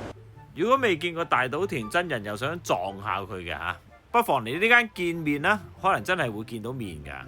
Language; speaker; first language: Cantonese; native; Cantonese